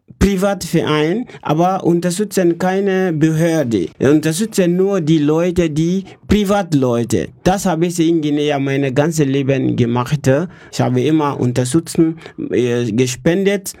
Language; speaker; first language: German; non-native, learner; Mandingo